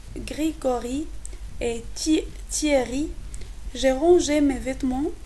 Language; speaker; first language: French; non-native, local second language; Arabic